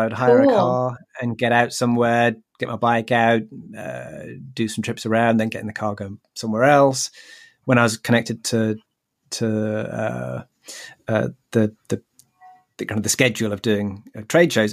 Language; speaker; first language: English; native; English